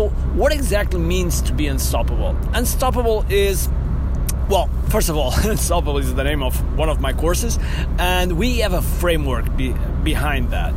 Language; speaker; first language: English; non-native, fluent; Portuguese